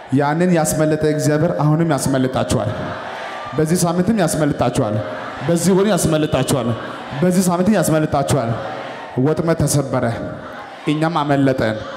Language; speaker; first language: Amharic; non-native, local second language; Wolaytta